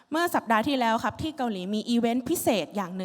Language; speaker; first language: Thai; native; Thai